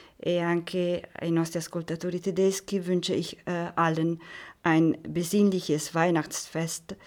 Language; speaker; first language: German; non-native, fluent; Italian